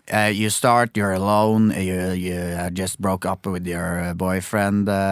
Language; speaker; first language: English; non-native, learner; Norwegian